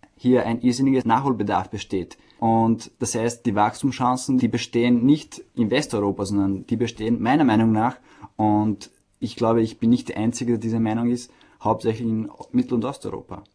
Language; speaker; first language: German; native; German